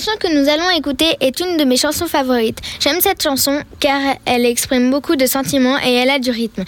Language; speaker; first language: French; native; French